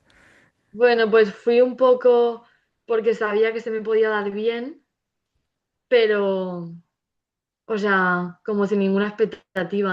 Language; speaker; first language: Spanish; native; Spanish